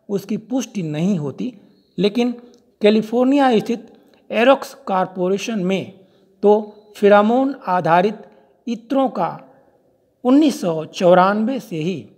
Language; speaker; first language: Hindi; native; Hindi